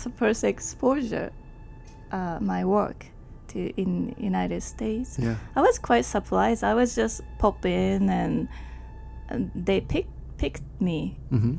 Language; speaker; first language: English; non-native, learner; Japanese